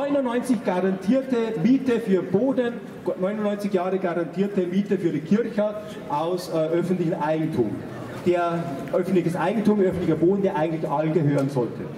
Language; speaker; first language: German; native; German